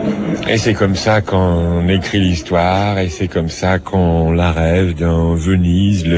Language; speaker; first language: French; native; French